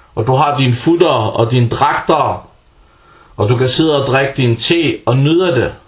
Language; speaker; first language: Danish; early bilingual, other home language; Arabic